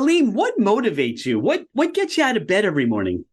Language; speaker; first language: English; native; English